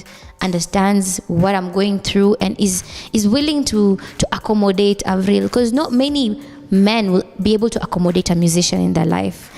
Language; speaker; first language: English; non-native, local second language; Swahili